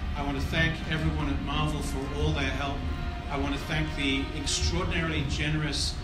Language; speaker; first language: English; native; English